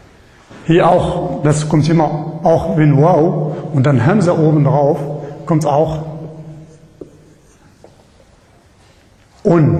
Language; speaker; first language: German; non-native, learner; Arabic